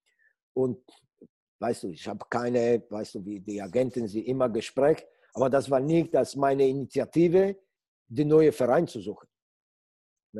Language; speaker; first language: German; non-native, fluent; Polish